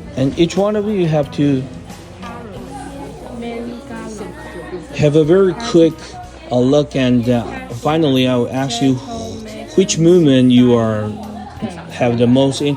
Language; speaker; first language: English; non-native, fluent; Chinese